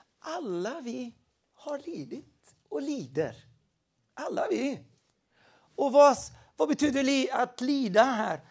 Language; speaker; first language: Swedish; non-native, fluent; Spanish